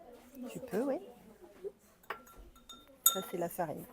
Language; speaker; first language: French; native; French